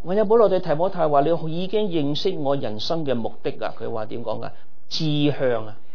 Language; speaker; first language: Cantonese; native; Cantonese